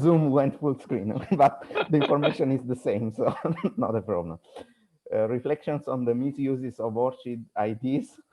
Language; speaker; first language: English; non-native, fluent; Italian